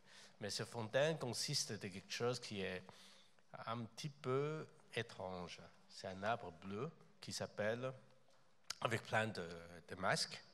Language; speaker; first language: French; non-native, fluent; Chinese